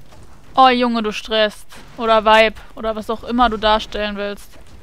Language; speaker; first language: German; native; German